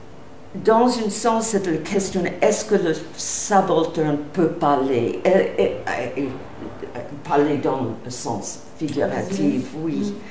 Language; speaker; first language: French; non-native, fluent; English